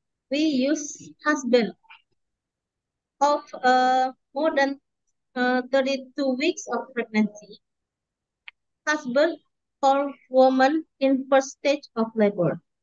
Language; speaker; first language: English; non-native, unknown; Indonesian